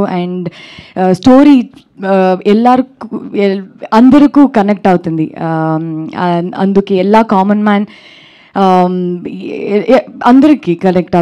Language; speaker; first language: Telugu; non-native, learner; Kannada